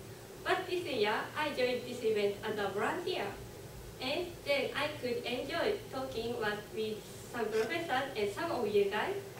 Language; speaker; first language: English; non-native, learner; Japanese